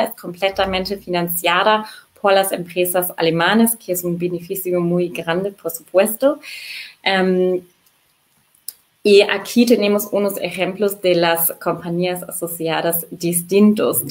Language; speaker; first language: Spanish; non-native, fluent; German